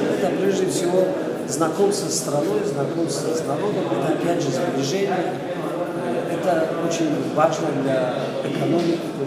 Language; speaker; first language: Russian; non-native, local second language; Tajik